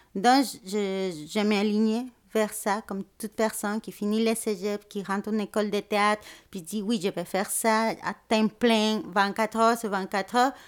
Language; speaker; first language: French; non-native, fluent; Spanish